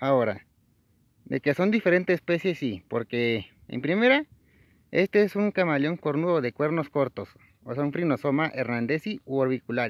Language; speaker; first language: Spanish; native; Spanish